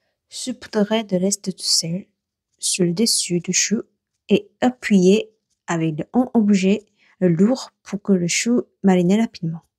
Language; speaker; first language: French; non-native, learner; Korean